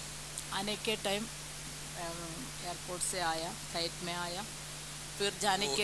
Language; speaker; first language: Hindi; non-native, local second language; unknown